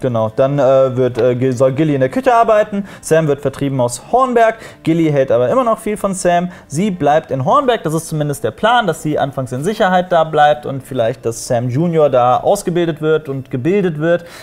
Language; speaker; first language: German; native; German